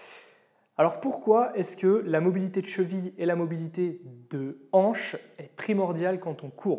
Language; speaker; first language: French; native; French